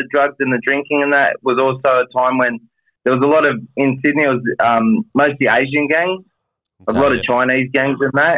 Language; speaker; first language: English; native; English